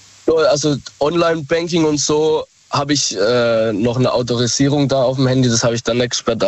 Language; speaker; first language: German; native; German